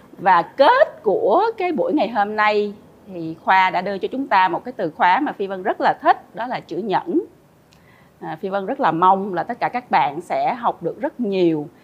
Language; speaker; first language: Vietnamese; native; Vietnamese